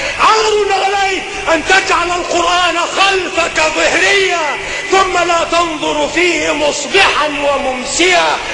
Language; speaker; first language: Arabic; non-native, local second language; Ngazidja Comorian